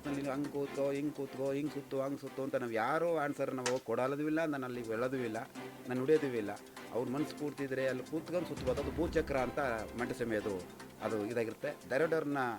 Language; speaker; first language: Kannada; native; Kannada